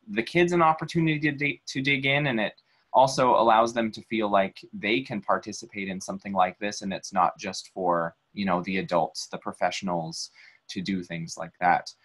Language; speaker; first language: English; native; English